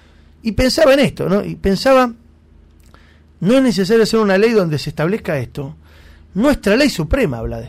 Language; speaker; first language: Spanish; native; Spanish